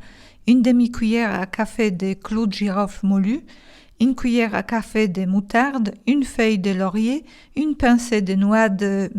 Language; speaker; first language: French; non-native, fluent; Polish